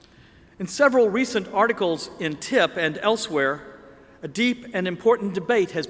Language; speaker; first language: English; native; English